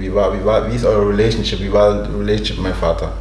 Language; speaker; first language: German; early bilingual, other home language; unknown